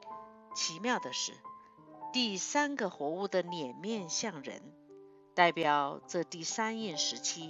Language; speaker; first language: Chinese; native; Chinese